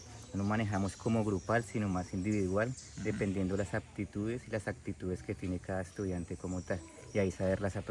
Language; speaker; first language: Spanish; native; Spanish